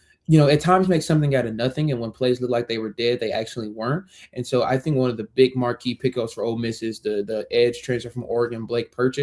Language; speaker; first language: English; native; English